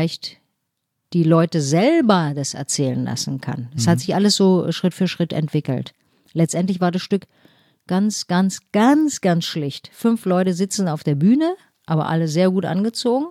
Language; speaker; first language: German; native; German